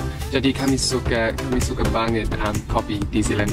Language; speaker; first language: Indonesian; non-native, learner; English